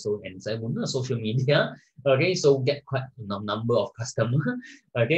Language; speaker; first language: English; non-native, local second language; Malay